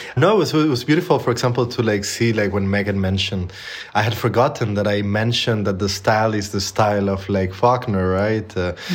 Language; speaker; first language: English; non-native, fluent; Spanish